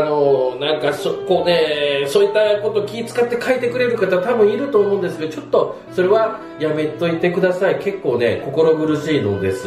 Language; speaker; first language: Japanese; native; Japanese